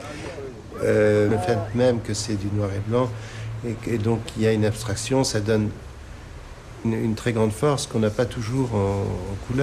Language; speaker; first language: French; non-native, local second language; Arabic